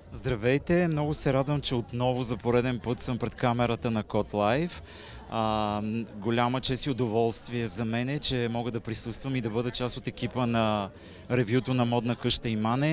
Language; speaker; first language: Bulgarian; native; Bulgarian